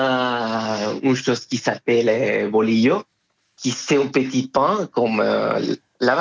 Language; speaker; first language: French; non-native, fluent; Spanish